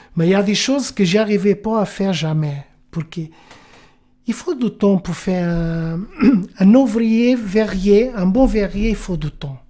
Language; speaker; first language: French; non-native, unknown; Portuguese